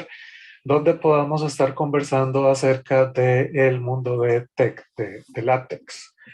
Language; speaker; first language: Spanish; native; Spanish